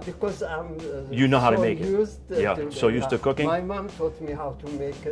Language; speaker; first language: English; non-native, learner; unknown